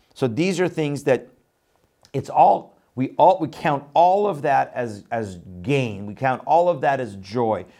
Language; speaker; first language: English; non-native, fluent; Persian